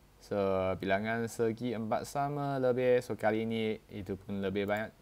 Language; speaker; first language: Malay; non-native, local second language; Chinese